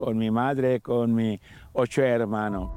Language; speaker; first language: Spanish; non-native, learner; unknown